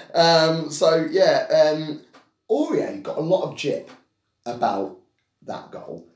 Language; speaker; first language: English; native; English